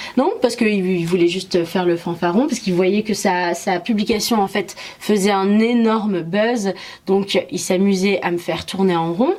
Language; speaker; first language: French; early bilingual, other home language; Arabic